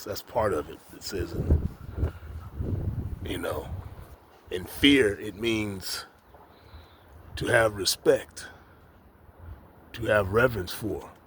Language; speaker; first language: English; native; English